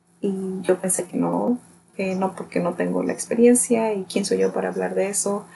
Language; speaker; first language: Spanish; early bilingual, heritage; Spanish